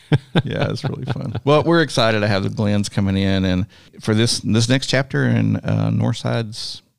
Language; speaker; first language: English; native; English